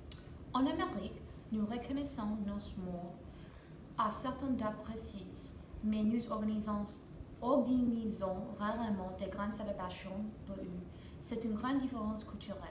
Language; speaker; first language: French; non-native, learner; English